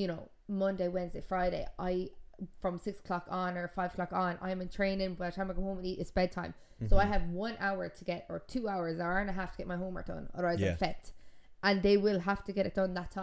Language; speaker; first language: English; native; English